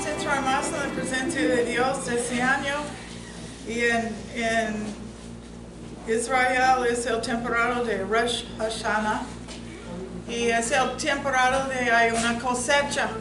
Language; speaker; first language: Spanish; non-native, fluent; English